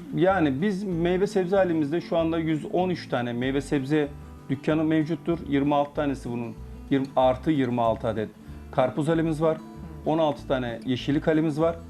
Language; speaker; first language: Turkish; native; Turkish